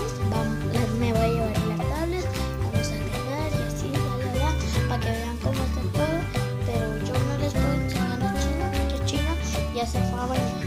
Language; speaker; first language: Spanish; native; Spanish